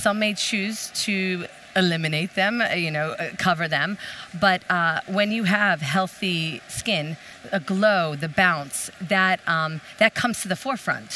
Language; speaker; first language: English; native; English